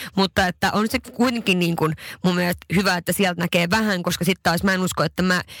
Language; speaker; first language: Finnish; early bilingual, heritage; Finnish